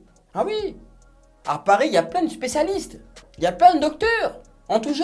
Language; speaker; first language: French; native; French